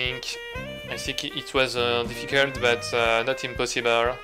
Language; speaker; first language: English; non-native, learner; French